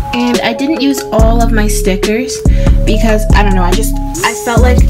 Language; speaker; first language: English; native; English